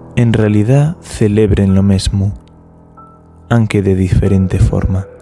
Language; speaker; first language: Asturian; non-native, local second language; Spanish